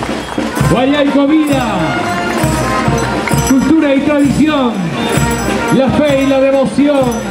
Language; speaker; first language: Spanish; native; Spanish